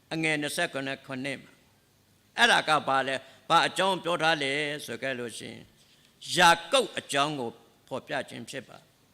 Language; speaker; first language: Burmese; non-native, local second language; S'gaw Karen